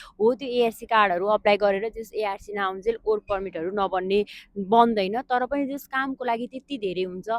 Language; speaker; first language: Nepali; native; Nepali